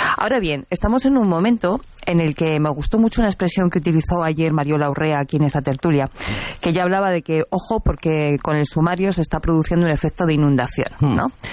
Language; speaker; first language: Spanish; native; Spanish